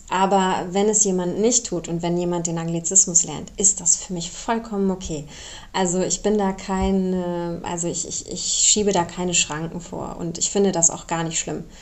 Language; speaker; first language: German; early bilingual, other home language; Romanian